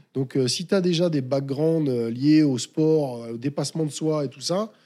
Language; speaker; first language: French; native; French